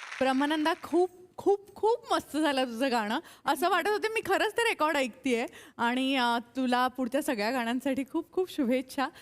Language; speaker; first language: Marathi; native; Marathi